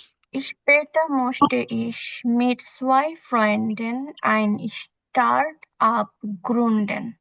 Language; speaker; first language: German; non-native, learner; Bangla